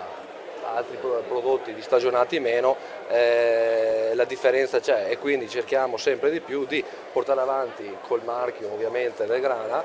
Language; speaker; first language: Italian; native; Italian